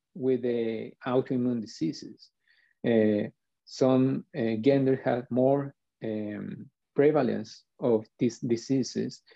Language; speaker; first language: English; non-native, fluent; Spanish